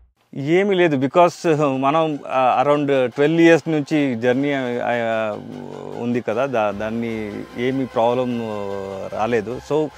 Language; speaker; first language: Telugu; non-native, learner; Kannada